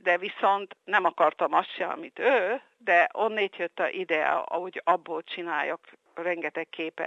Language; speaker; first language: Hungarian; early bilingual, heritage; Hungarian